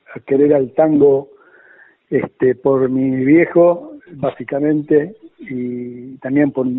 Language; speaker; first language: Spanish; native; Spanish